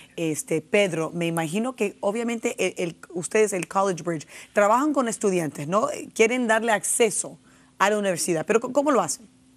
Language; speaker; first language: Spanish; early bilingual, heritage; Spanish